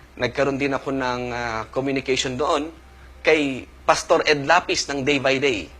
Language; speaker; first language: Filipino; native; Filipino